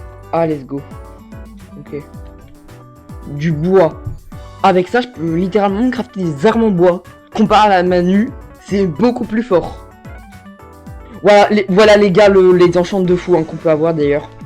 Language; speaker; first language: French; native; French